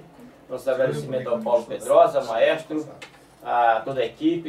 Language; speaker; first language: Portuguese; native; Portuguese